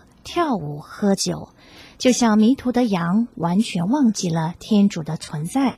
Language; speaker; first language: Chinese; native; Chinese